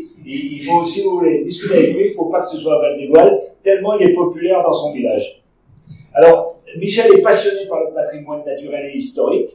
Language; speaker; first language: French; native; French